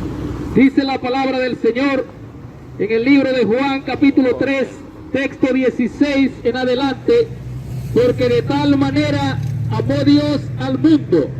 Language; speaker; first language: Spanish; native; Spanish